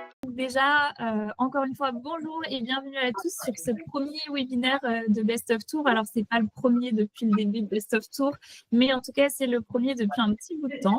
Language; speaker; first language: French; native; French